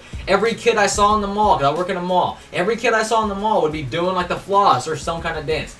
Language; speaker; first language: English; native; English